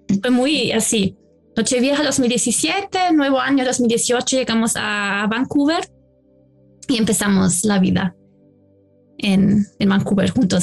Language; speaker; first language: Spanish; non-native, fluent; German